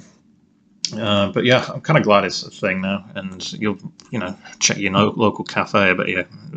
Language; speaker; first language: English; native; English